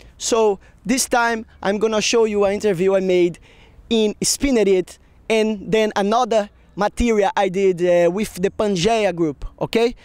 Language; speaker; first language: English; non-native, fluent; Portuguese